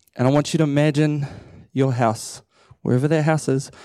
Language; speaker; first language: English; native; English